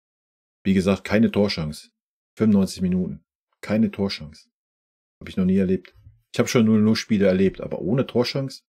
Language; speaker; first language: German; native; German